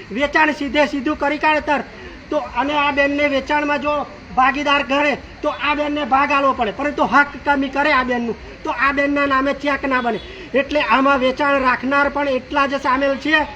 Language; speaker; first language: Gujarati; native; Gujarati